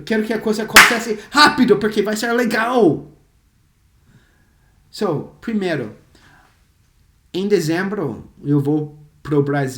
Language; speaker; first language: Portuguese; non-native, fluent; English